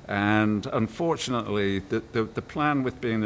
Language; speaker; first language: English; native; English